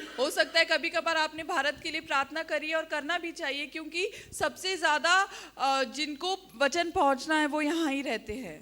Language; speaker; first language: Hindi; native; Hindi